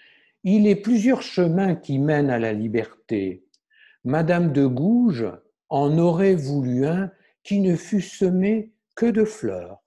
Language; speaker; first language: French; native; French